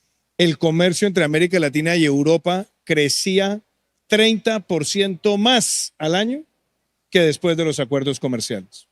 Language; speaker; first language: Spanish; native; Spanish